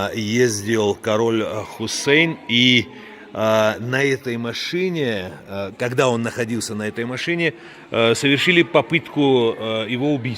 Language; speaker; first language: Russian; native; Russian